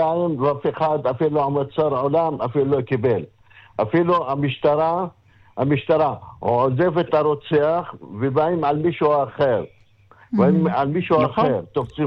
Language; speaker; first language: Hebrew; non-native, local second language; Arabic